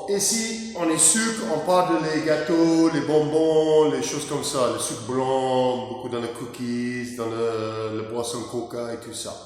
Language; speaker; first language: French; non-native, learner; English